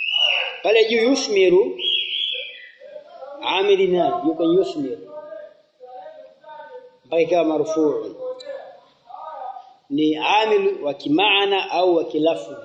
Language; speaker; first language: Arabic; non-native, fluent; Swahili